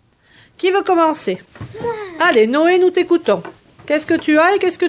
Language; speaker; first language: French; native; French